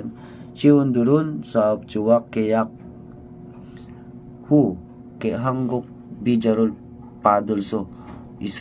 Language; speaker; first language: Korean; non-native, learner; Filipino